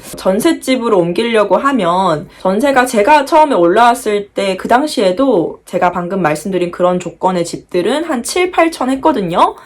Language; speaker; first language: Korean; native; Korean